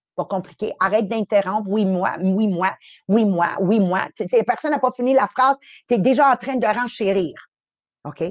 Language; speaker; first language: French; early bilingual, other home language; Italian